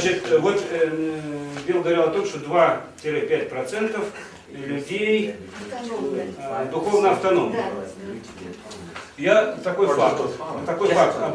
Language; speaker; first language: Russian; native; Russian